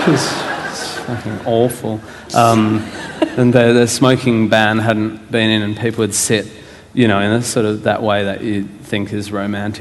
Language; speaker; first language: English; native; English